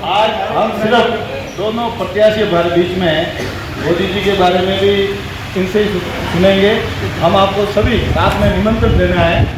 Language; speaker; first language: Hindi; native; Hindi